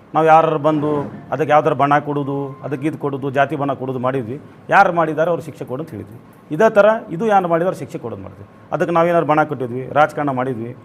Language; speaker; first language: Kannada; non-native, local second language; Urdu